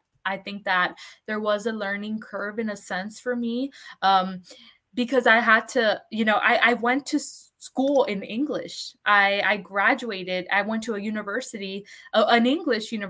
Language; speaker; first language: English; early bilingual, other home language; Spanish